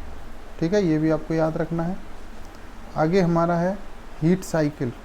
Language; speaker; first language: Hindi; native; Hindi